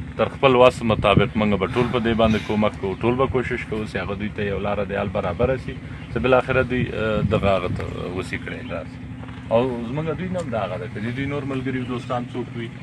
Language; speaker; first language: Pashto; native; Pashto